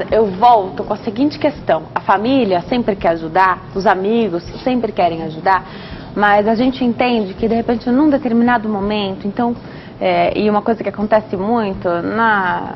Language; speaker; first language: Portuguese; native; Portuguese